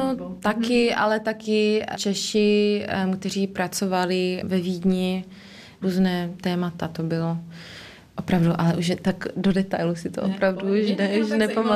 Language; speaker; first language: Czech; early bilingual, heritage; Czech